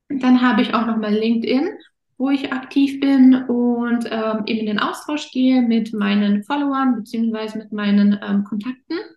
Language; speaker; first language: German; early bilingual, other home language; Russian